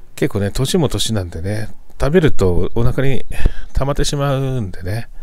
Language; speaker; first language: Japanese; native; Japanese